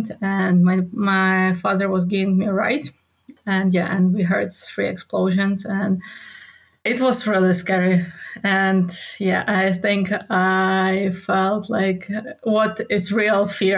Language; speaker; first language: English; non-native, fluent; Ukrainian